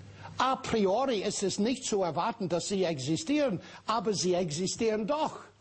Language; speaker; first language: German; non-native, fluent; English